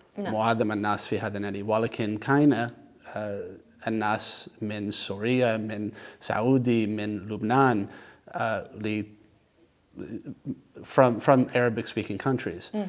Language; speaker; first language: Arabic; non-native, learner; English